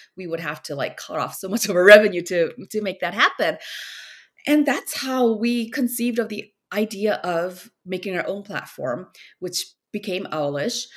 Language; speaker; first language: English; early bilingual, other home language; Korean